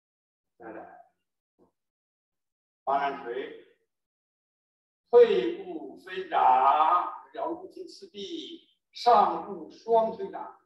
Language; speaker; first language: Chinese; native; Chinese